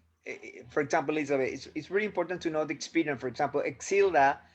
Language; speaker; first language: English; non-native, fluent; Spanish